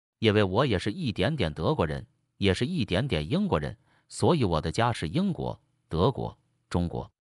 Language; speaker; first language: Chinese; non-native, learner; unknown